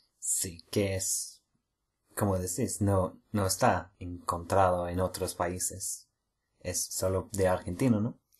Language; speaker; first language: Spanish; non-native, fluent; English